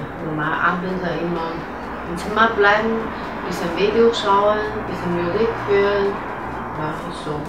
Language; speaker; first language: German; non-native, learner; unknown